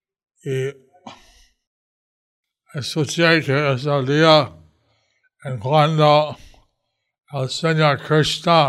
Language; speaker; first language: Spanish; non-native, learner; English